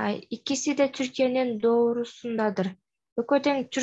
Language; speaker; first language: Turkish; non-native, learner; Kyrgyz